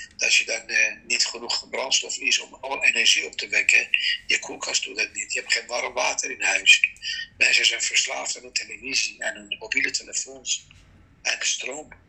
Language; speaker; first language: Dutch; non-native, fluent; Persian